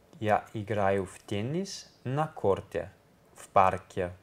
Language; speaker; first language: Russian; non-native, learner; Italian